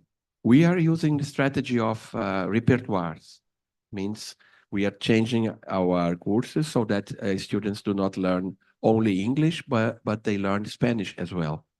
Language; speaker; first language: English; non-native, fluent; Portuguese